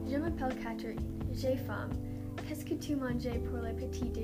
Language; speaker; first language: French; non-native, learner; English